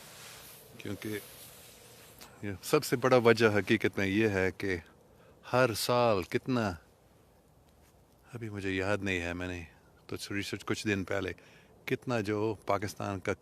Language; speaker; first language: Urdu; non-native, fluent; English